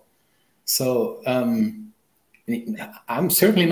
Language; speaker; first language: English; non-native, fluent; German